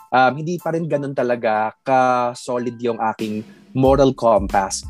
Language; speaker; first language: English; non-native, local second language; Filipino